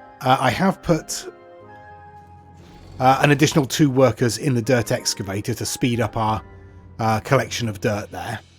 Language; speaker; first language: English; native; English